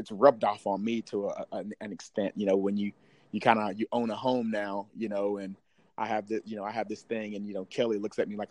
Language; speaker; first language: English; native; English